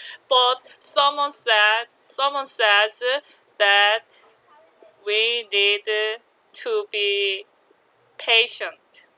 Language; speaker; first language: English; non-native, learner; Korean